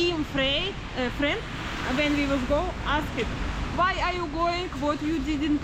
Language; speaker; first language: English; non-native, learner; Russian